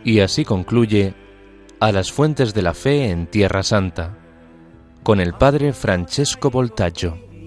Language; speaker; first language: Spanish; non-native, fluent; Italian